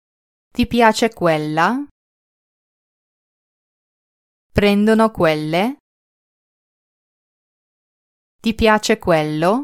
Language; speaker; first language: Italian; non-native, fluent; Hungarian